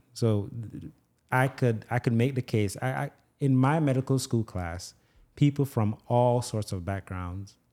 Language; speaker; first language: English; non-native, local second language; Igbo